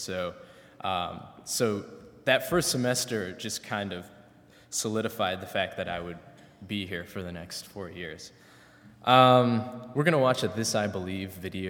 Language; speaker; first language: English; native; English